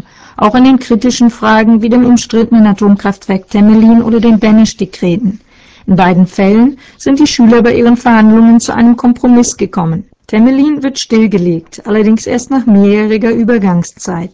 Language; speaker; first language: German; native; German